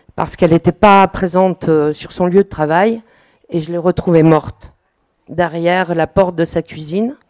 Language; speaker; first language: French; native; French